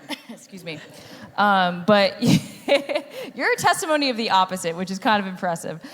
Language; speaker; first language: English; native; English